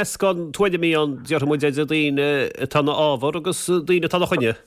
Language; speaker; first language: Irish; native; Irish